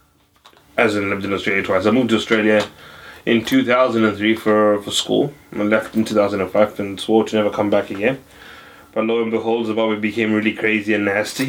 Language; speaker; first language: English; non-native, local second language; Shona